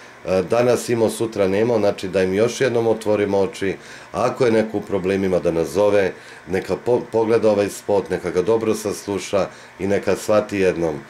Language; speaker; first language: Bosnian; native; Bosnian